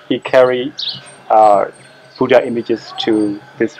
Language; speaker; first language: English; non-native, fluent; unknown